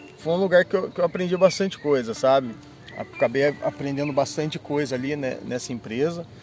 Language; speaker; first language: Portuguese; native; Portuguese